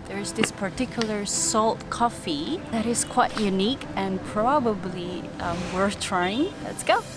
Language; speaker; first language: English; non-native, fluent; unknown